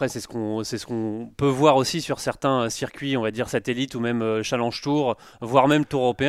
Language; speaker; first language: French; native; French